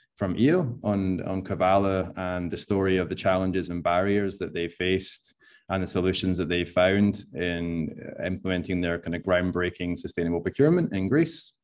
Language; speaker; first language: English; native; English